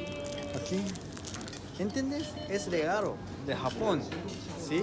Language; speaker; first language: Spanish; non-native, learner; Japanese